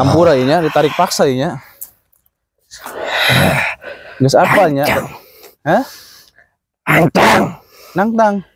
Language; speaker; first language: Indonesian; non-native, local second language; Sundanese